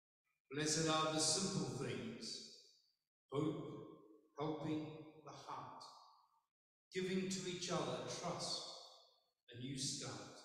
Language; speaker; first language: English; native; English